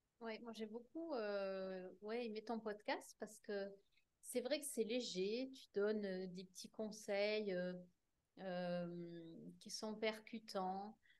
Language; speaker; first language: French; native; French